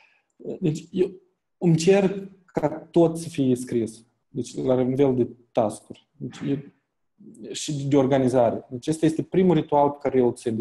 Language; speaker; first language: Romanian; native; Romanian